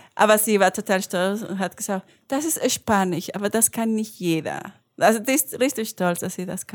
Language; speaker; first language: German; non-native, learner; Spanish